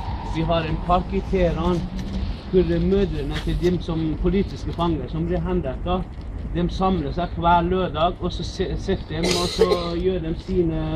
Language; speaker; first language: Norwegian; non-native, fluent; Persian